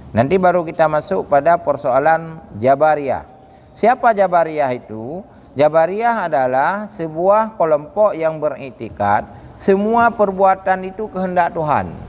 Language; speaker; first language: Malay; non-native, local second language; Achinese